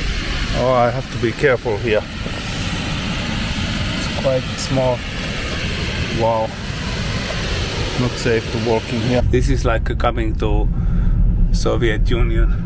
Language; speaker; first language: English; non-native, learner; Finnish